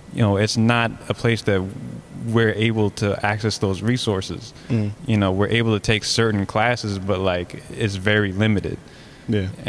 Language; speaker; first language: English; native; English